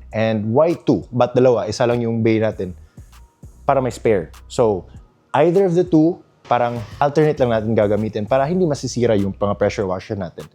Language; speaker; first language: Filipino; non-native, local second language; Cebuano